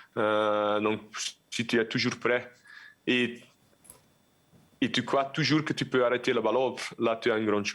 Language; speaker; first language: French; non-native, local second language; Dutch